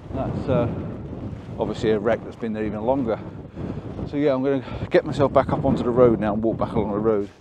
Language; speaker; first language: English; native; English